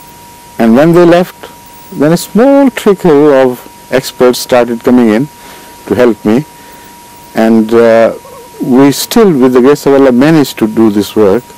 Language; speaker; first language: English; non-native, local second language; Urdu